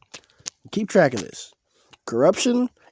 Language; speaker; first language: English; native; English